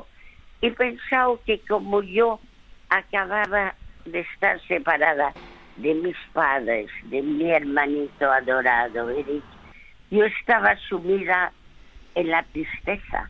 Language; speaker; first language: Spanish; early bilingual, other home language; French